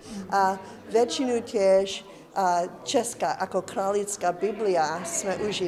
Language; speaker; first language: Slovak; early bilingual, heritage; English